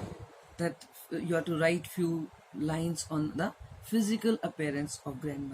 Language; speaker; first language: English; non-native, local second language; Hindi